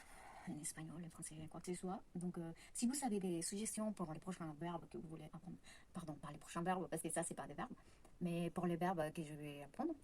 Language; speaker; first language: French; non-native, fluent; Spanish